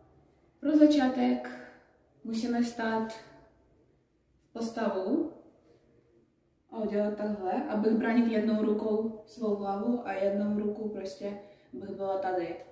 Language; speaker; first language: Czech; non-native, learner; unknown